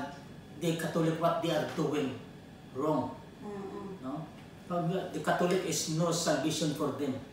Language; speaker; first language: English; non-native, learner; Filipino